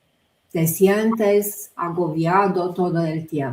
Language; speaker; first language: Spanish; non-native, fluent; Romanian